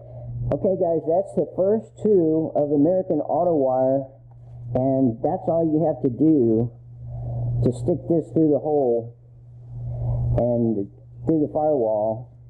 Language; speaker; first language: English; native; English